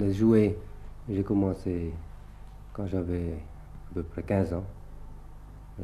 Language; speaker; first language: French; early bilingual, other home language; Thai